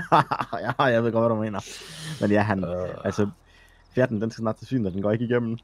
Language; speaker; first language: Danish; native; Danish